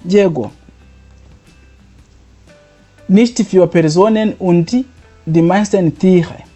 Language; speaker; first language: German; non-native, fluent; Kinyarwanda